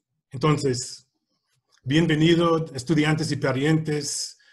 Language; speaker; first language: Spanish; non-native, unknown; English